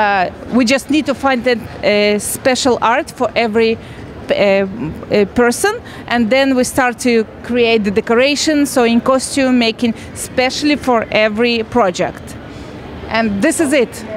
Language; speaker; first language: English; non-native, learner; Russian